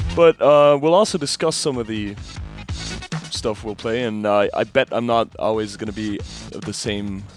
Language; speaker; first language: English; non-native, fluent; German